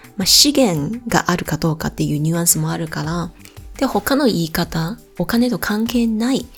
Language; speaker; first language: Japanese; non-native, fluent; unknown